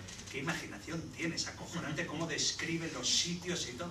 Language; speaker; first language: Spanish; native; Spanish